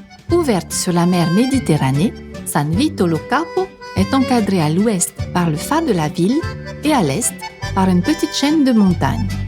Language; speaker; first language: French; native; French